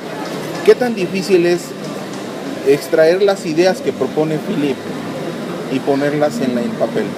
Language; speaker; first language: Spanish; native; Spanish